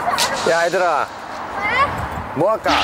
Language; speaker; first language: Korean; non-native, fluent; English